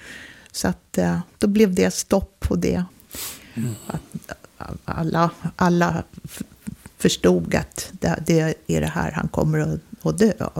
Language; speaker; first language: Swedish; native; Swedish